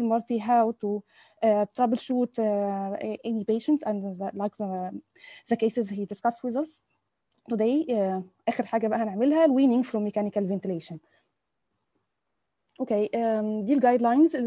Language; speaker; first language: English; non-native, local second language; Arabic